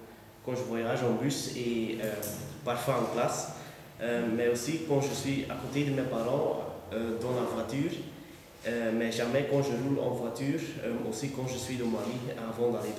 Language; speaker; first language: French; non-native, learner; Dutch